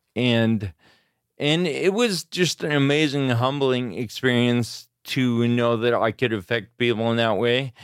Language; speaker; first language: English; native; English